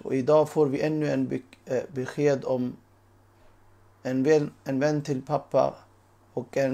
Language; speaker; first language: Swedish; early bilingual, other home language; Urdu